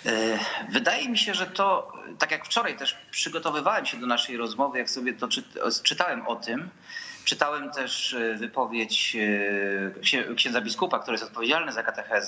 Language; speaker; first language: Polish; native; Polish